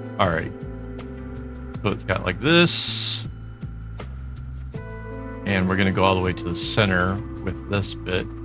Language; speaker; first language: English; native; English